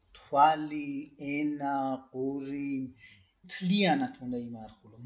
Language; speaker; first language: Georgian; early bilingual, heritage; Georgian